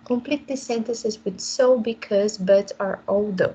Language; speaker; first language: English; non-native, fluent; Portuguese